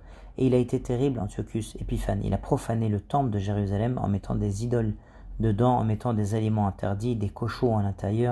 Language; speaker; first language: French; native; French